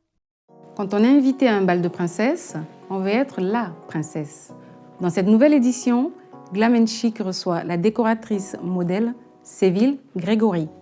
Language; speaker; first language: French; native; French